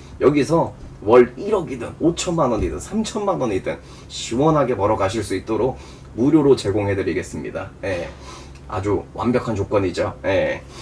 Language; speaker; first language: Korean; native; Korean